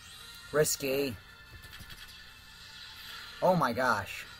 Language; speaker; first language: English; native; English